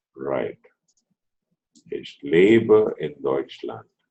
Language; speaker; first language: German; non-native, fluent; Telugu